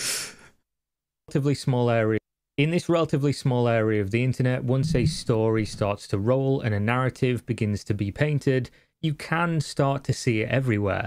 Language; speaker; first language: English; native; English